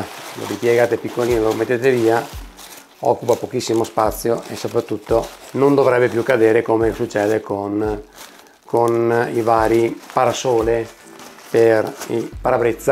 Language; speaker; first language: Italian; native; Italian